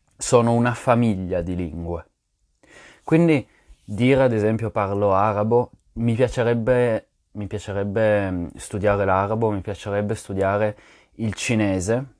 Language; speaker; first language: Italian; non-native, fluent; French